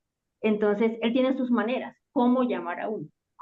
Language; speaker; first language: Spanish; native; Spanish